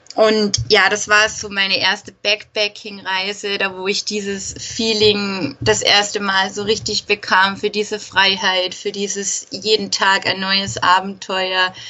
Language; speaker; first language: German; native; German